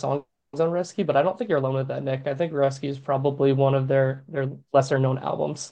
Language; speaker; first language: English; native; English